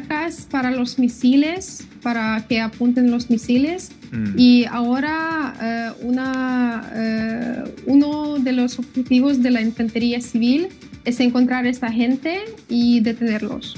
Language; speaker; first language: Spanish; non-native, fluent; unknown